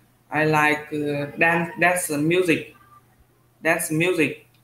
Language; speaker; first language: English; non-native, learner; Vietnamese